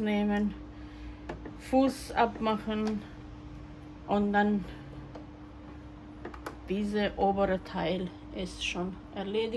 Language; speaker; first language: German; non-native, fluent; Croatian